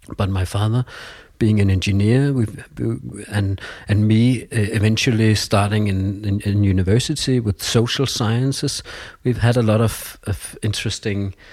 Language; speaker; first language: English; non-native, fluent; Danish